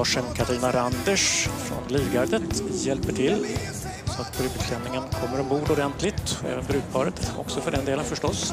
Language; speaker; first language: Swedish; native; Swedish